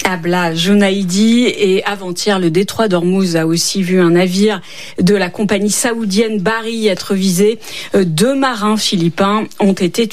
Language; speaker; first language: French; native; French